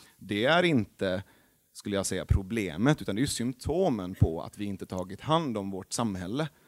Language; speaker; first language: Swedish; early bilingual, other home language; Persian